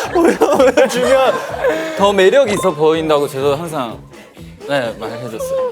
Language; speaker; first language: Korean; non-native, fluent; Chinese